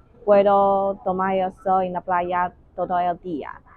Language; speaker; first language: Spanish; non-native, learner; Chinese